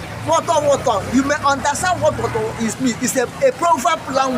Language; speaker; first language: English; non-native, local second language; Igbo